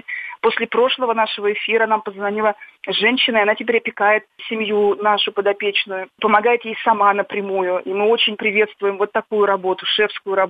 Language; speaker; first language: Russian; native; Russian